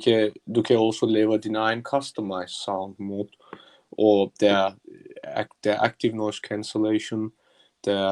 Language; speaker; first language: Danish; non-native, learner; Turkish